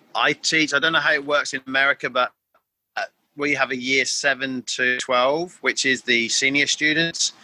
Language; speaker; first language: English; native; English